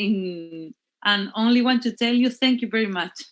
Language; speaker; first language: English; non-native, learner; Spanish